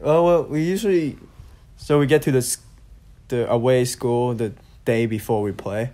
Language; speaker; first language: English; non-native, local second language; Cantonese